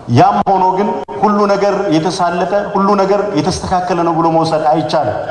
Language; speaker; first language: Amharic; non-native, local second language; Oromo